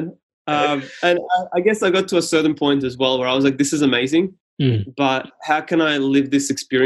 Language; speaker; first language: English; non-native, local second language; Serbian